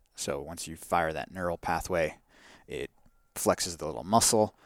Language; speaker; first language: English; native; English